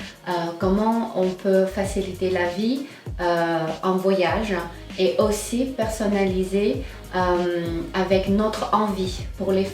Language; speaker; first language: French; non-native, fluent; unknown